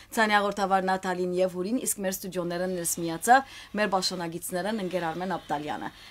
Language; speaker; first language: Armenian; native; Armenian